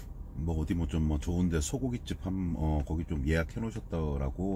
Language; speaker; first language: Korean; native; Korean